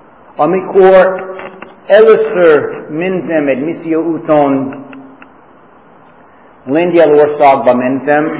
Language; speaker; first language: Hungarian; non-native, fluent; English